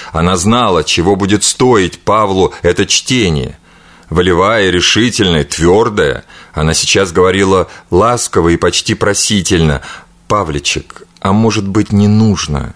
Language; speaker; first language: Russian; native; Russian